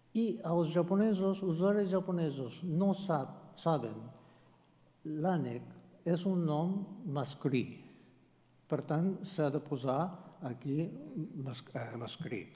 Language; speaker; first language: Catalan; non-native, fluent; Japanese